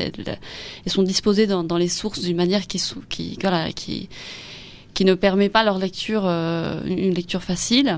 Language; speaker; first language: French; non-native, fluent; Spanish